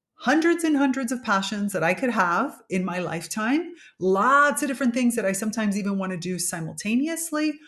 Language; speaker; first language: English; native; English